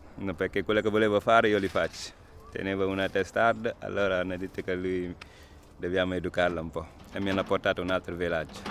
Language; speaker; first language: Italian; non-native, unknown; Wolof